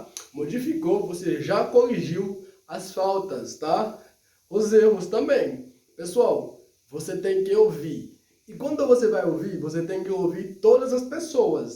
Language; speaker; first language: Portuguese; non-native, fluent; Haitian Creole